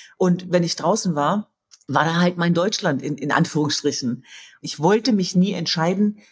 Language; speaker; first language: German; early bilingual, other home language; Kurdish